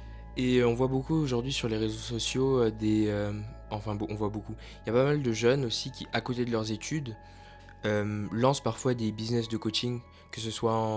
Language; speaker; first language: French; native; French